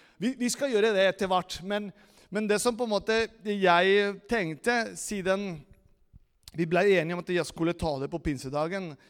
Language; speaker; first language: Norwegian; non-native, fluent; Spanish